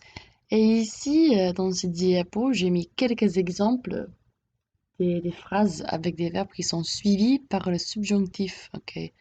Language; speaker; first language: French; non-native, fluent; English